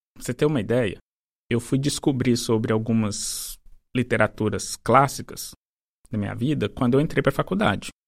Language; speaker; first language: Portuguese; native; Portuguese